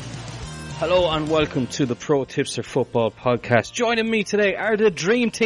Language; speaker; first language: English; native; English